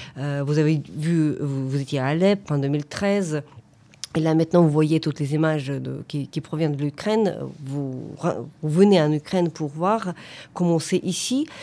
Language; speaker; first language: French; non-native, fluent; Ukrainian